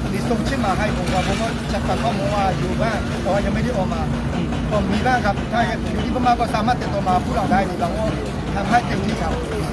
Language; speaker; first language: Thai; non-native, fluent; Burmese